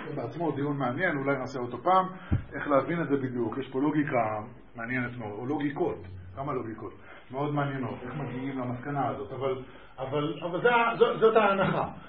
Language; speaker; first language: Hebrew; native; Hebrew